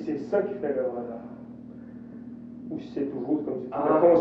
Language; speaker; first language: French; native; French